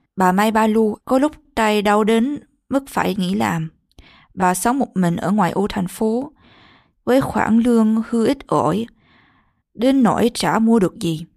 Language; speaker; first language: Vietnamese; early bilingual, heritage; Vietnamese